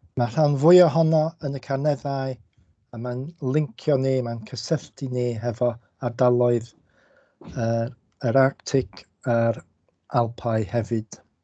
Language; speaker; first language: Welsh; non-native, local second language; English